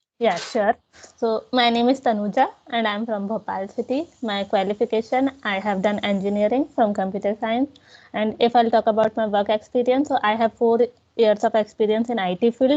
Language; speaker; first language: English; non-native, local second language; Hindi